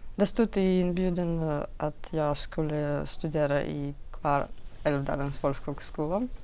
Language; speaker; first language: Swedish; non-native, learner; Russian